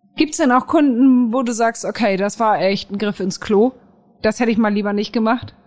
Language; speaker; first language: German; native; German